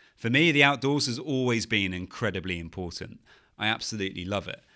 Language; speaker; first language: English; native; English